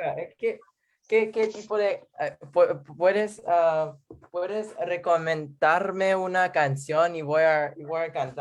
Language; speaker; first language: Spanish; non-native, learner; English